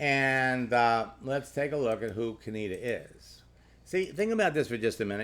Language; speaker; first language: English; native; English